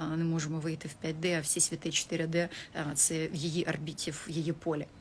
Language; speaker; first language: Ukrainian; non-native, local second language; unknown